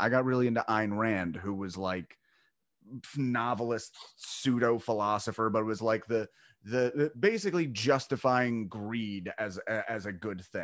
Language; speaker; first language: English; native; English